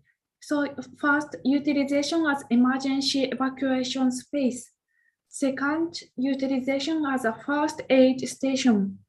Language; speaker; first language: English; non-native, learner; Japanese